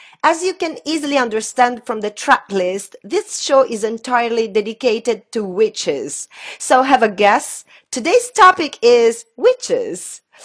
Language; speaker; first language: English; non-native, fluent; Italian